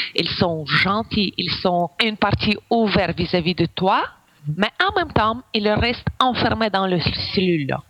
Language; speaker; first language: French; non-native, fluent; Ukrainian